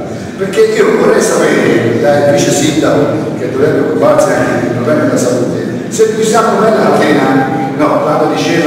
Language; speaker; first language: Italian; native; Italian